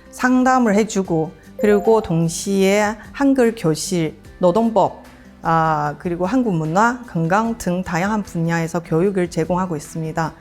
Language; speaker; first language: Korean; non-native, fluent; Chinese